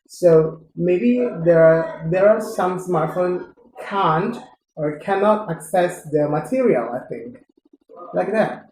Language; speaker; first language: English; non-native, learner; Indonesian